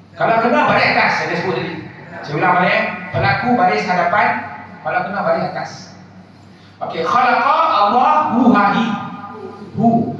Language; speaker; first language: Malay; native; Malay